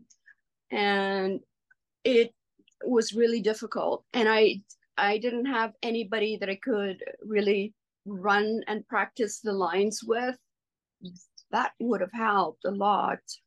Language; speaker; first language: English; non-native, local second language; Afrikaans